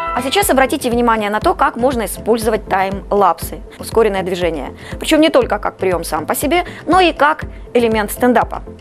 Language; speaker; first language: Russian; native; Russian